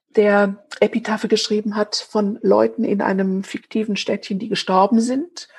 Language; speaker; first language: German; native; German